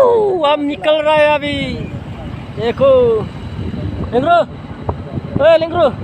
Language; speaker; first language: Hindi; non-native, local second language; Bodo